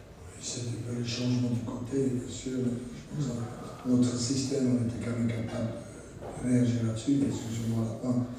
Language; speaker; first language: French; non-native, local second language; German